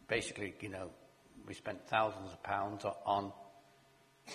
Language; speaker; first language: English; native; English